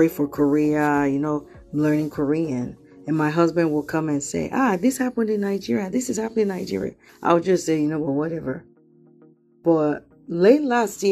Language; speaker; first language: English; non-native, local second language; Yoruba